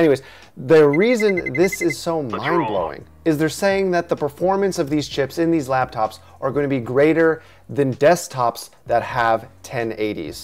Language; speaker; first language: English; native; English